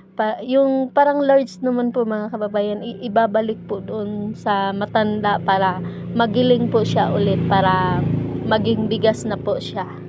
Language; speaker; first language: Filipino; non-native, local second language; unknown